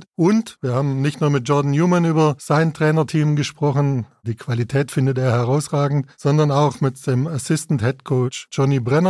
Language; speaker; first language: German; native; German